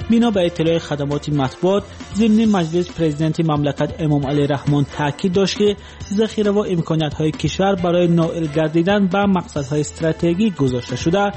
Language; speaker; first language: Persian; native; Persian